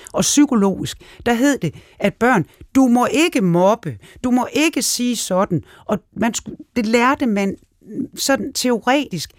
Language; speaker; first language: Danish; native; Danish